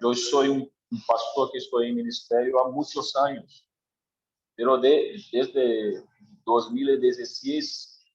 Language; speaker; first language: Spanish; non-native, learner; Portuguese